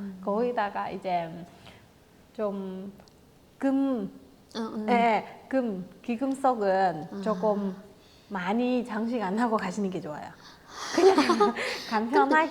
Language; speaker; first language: Korean; non-native, fluent; Vietnamese